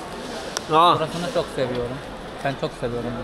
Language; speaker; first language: Turkish; non-native, learner; Uzbek